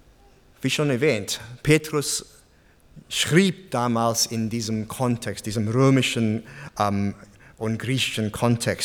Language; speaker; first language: German; non-native, fluent; English